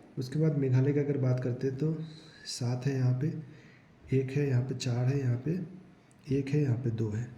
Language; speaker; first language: Hindi; non-native, local second language; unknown